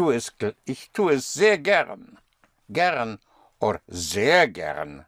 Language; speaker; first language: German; non-native, fluent; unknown